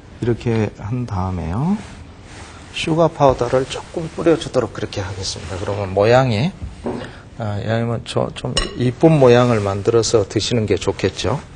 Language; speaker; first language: Korean; native; Korean